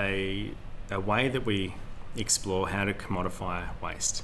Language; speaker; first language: English; native; English